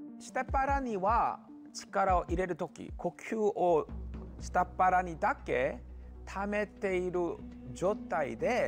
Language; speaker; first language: Japanese; non-native, learner; Korean